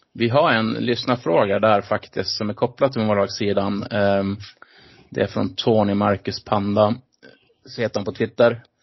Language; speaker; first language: Swedish; native; Swedish